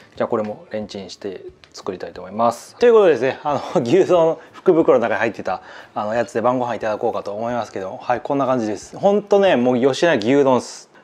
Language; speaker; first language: Japanese; native; Japanese